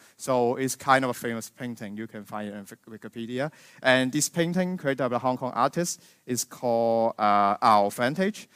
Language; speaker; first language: English; non-native, local second language; Cantonese